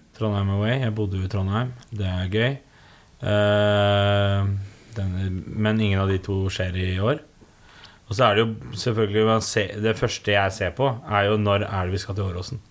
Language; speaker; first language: Norwegian; native; Norwegian